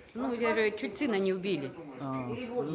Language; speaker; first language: Russian; native; Russian